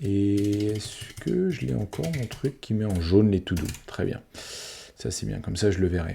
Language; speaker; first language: French; native; French